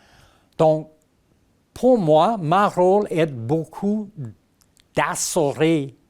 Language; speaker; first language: French; non-native, fluent; English